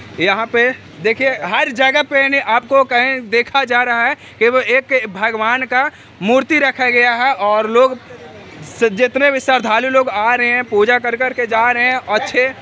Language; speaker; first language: Hindi; native; Hindi